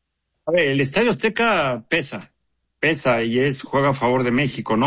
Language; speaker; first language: Spanish; native; Spanish